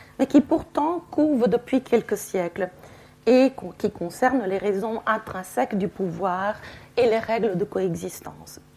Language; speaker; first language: French; non-native, fluent; Italian